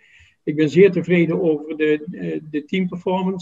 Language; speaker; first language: Dutch; native; Dutch